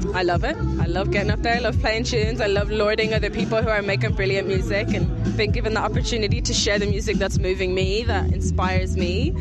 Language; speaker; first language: English; native; English